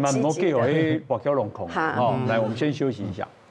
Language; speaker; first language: Chinese; native; Chinese